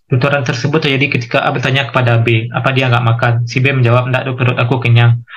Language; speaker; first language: Indonesian; non-native, local second language; Minangkabau